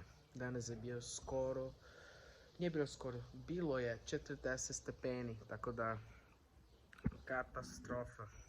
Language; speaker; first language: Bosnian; non-native, learner; Portuguese